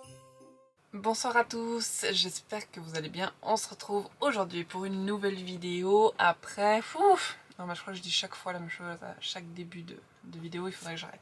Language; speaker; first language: French; native; French